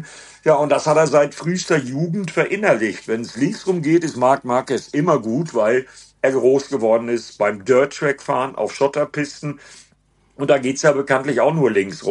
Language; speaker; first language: German; native; German